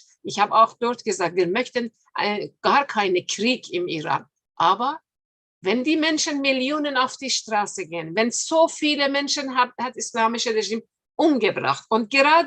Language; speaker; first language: German; non-native, fluent; Persian